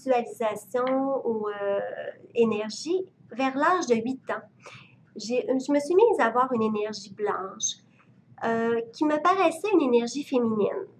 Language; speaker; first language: French; native; French